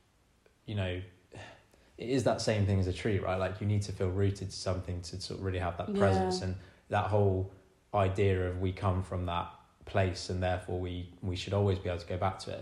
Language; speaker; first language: English; native; English